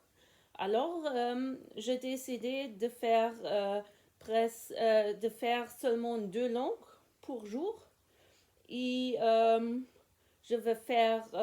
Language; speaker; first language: French; non-native, learner; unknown